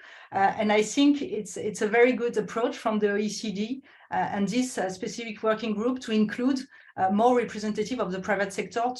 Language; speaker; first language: English; non-native, fluent; French